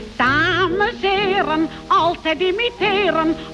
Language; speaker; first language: Dutch; native; Dutch